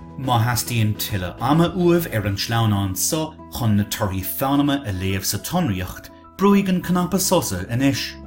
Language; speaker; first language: Irish; native; Irish